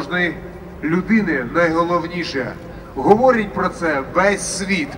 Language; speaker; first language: Ukrainian; non-native, local second language; Russian